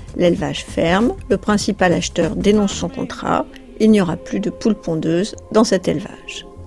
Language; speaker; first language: French; native; French